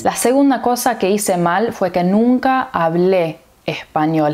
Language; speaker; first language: Spanish; early bilingual, heritage; English